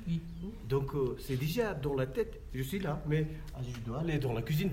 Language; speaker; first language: French; non-native, learner; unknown